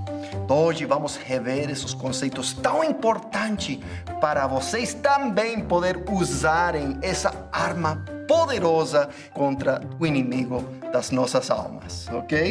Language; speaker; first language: Portuguese; non-native, fluent; English